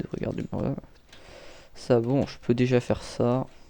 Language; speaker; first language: French; native; French